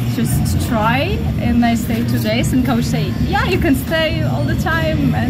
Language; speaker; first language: English; non-native, fluent; Ukrainian